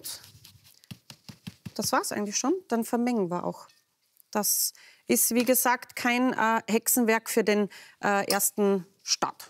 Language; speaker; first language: German; native; German